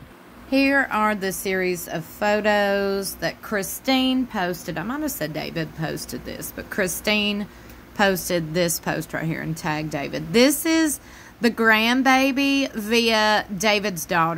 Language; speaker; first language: English; native; English